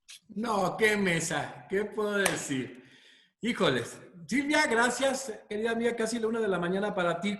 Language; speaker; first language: Spanish; native; Spanish